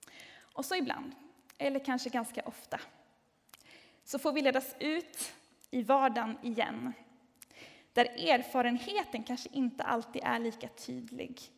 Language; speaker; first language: Swedish; native; Swedish